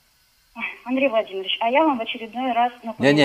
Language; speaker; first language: Russian; native; Russian